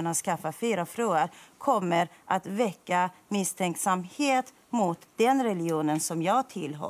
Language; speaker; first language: Swedish; non-native, fluent; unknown